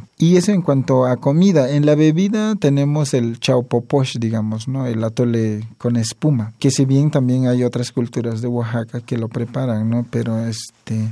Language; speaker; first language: Spanish; non-native, local second language; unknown